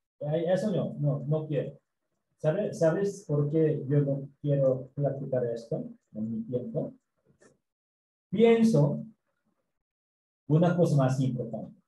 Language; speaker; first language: Spanish; non-native, learner; Korean